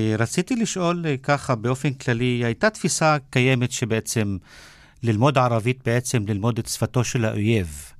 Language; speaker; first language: Hebrew; non-native, local second language; Arabic